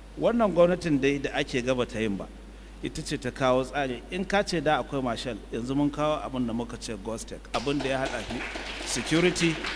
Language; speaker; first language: Hausa; native; Hausa